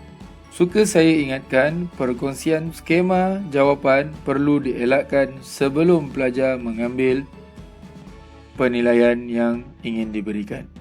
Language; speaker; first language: Malay; native; Malay